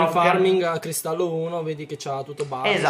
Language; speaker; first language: Italian; early bilingual, other home language; Chinese